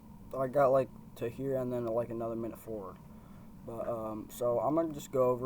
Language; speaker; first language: English; native; English